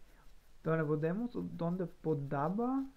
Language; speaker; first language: Spanish; non-native, learner; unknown